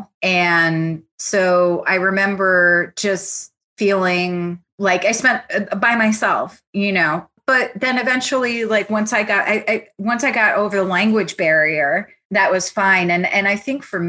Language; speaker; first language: English; early bilingual, other home language; Italian